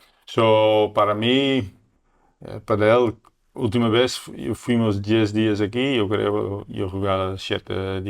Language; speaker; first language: Spanish; non-native, learner; Dutch